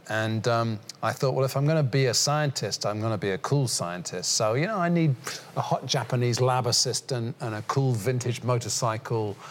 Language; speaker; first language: English; native; English